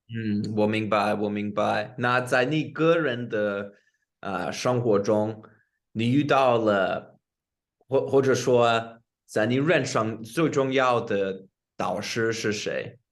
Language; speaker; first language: Chinese; non-native, fluent; English